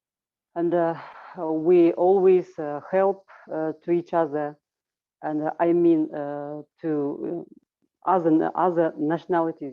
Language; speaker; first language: English; non-native, learner; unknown